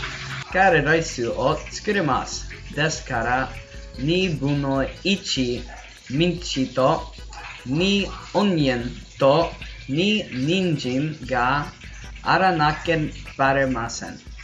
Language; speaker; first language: Japanese; non-native, learner; English